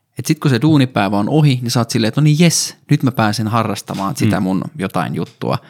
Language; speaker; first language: Finnish; native; Finnish